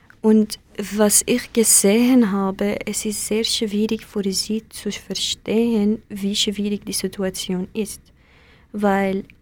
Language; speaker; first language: German; non-native, learner; Kurdish